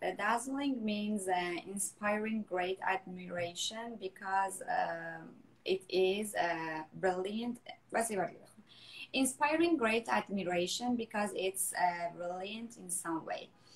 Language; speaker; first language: English; non-native, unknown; Persian